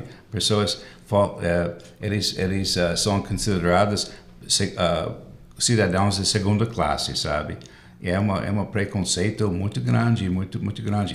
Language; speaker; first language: Portuguese; non-native, fluent; English